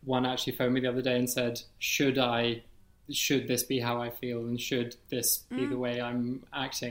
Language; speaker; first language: English; native; English